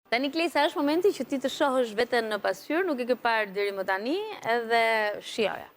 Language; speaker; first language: Albanian; native; Albanian